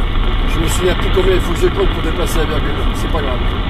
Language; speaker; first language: French; native; French